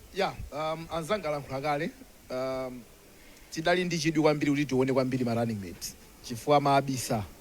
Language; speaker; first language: Nyanja; non-native, local second language; Tumbuka